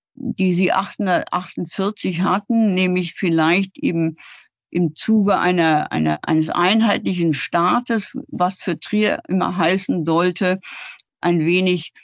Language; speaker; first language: German; native; German